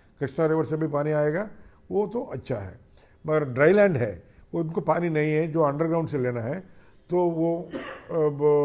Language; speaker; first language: Hindi; non-native, local second language; Telugu